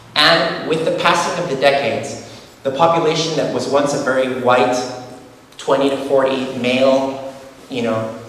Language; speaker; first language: English; native; English